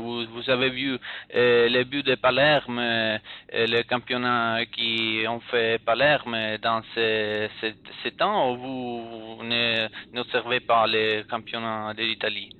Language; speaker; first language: French; non-native, learner; Italian